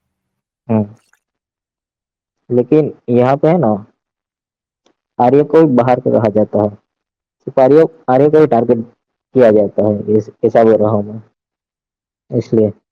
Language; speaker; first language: Hindi; native; Hindi